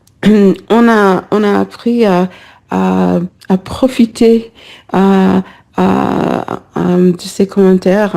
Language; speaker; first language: French; non-native, learner; English